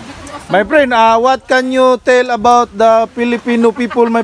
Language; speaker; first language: English; non-native, learner; Cebuano